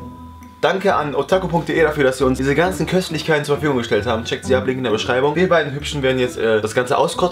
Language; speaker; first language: German; native; German